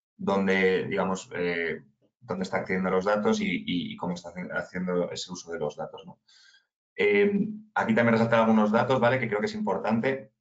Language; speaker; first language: Spanish; native; Spanish